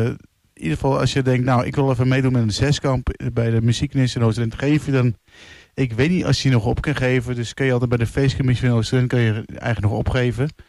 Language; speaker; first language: Dutch; native; Dutch